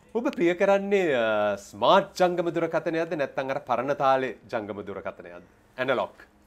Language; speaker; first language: Sinhala; native; Sinhala